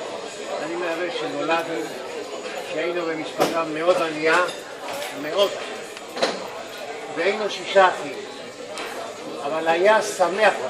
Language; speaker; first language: Hebrew; non-native, fluent; Spanish